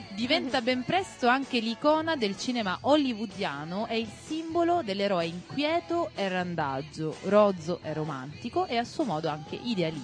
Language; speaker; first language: Italian; native; Italian